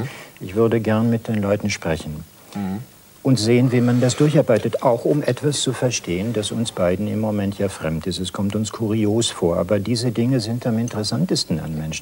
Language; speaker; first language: German; native; German